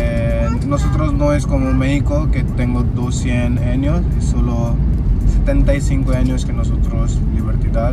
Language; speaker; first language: Spanish; non-native, learner; Hindi